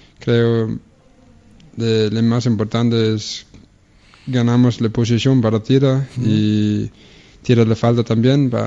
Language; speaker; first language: Spanish; non-native, learner; Danish